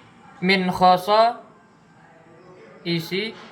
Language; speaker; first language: Arabic; non-native, learner; Indonesian